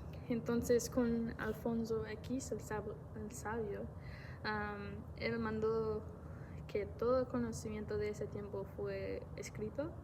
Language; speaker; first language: Spanish; non-native, fluent; English